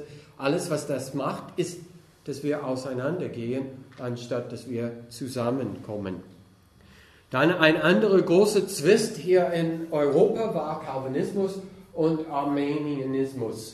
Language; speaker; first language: German; non-native, fluent; English